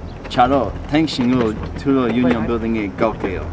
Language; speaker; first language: Korean; non-native, learner; English